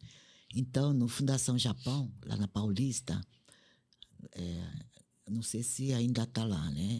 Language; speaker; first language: Portuguese; non-native, fluent; Korean